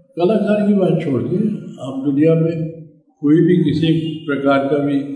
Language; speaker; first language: Hindi; native; Hindi